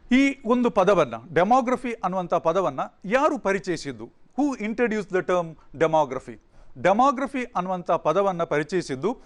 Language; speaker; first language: Kannada; native; Kannada